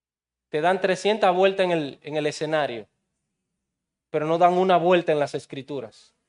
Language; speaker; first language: Spanish; native; Spanish